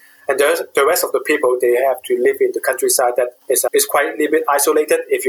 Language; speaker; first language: English; non-native, local second language; Cantonese